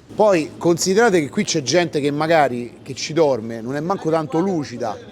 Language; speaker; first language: Italian; native; Italian